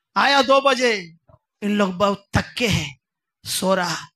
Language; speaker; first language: Hindi; non-native, local second language; Telugu